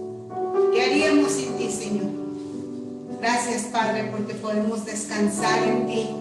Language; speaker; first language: Spanish; native; Spanish